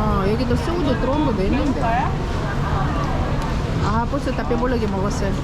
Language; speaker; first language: Korean; non-native, fluent; Ukrainian